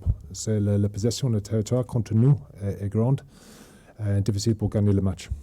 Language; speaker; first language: French; non-native, learner; English